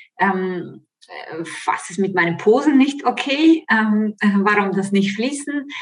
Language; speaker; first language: German; non-native, fluent; Ukrainian